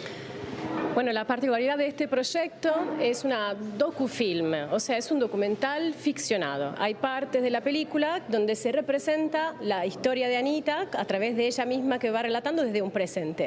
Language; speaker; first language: Spanish; native; Spanish